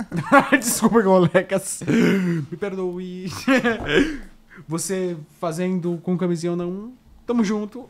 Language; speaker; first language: Portuguese; native; Portuguese